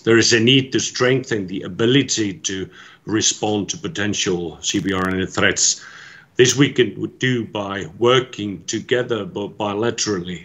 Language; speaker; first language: English; non-native, fluent; Finnish